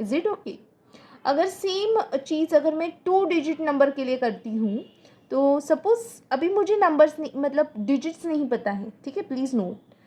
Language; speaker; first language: Hindi; non-native, local second language; Marathi